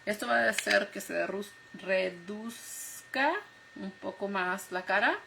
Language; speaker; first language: Spanish; early bilingual, heritage; Spanish